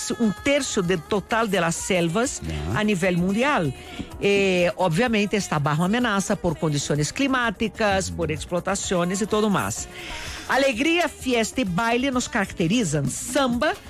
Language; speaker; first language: Spanish; non-native, fluent; Portuguese